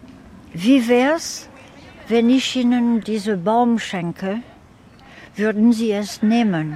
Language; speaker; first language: German; non-native, fluent; French